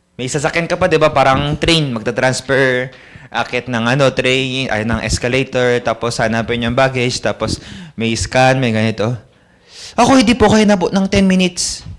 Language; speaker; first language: Filipino; native; Filipino